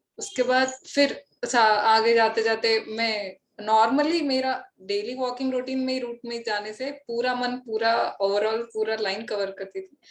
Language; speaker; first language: Hindi; native; Hindi